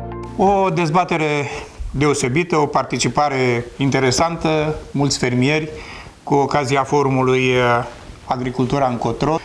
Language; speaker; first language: Romanian; native; Romanian